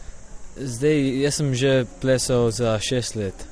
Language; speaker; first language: Slovenian; early bilingual, heritage; Slovenian